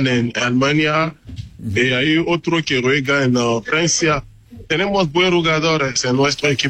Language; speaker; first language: Spanish; non-native, learner; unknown